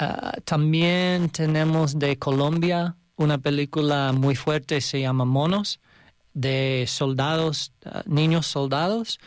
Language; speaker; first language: Spanish; non-native, learner; English